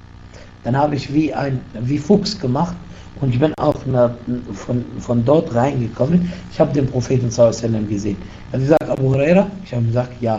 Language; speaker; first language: German; non-native, fluent; Arabic